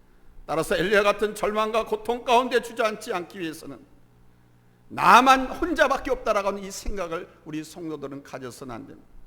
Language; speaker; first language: Korean; native; Korean